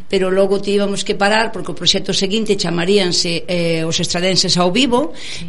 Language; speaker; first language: Galician; native; Galician